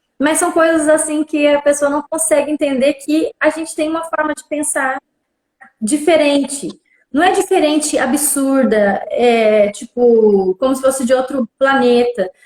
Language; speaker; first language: Portuguese; non-native, local second language; Guarani